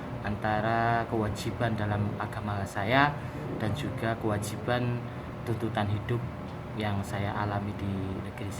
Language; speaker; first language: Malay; non-native, local second language; Javanese